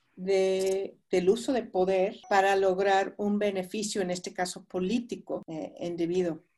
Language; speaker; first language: Spanish; non-native, fluent; English